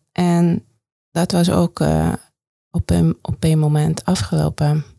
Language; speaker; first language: Dutch; non-native, fluent; Hungarian